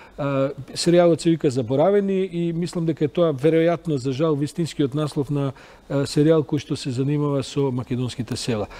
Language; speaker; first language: Macedonian; native; Macedonian